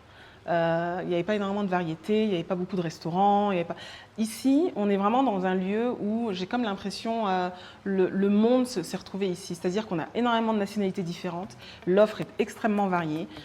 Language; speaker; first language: French; early bilingual, other home language; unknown